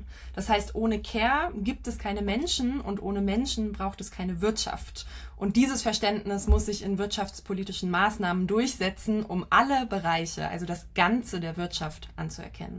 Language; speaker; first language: German; native; German